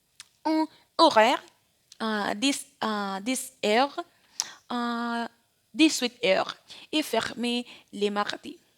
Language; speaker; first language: French; non-native, learner; Spanish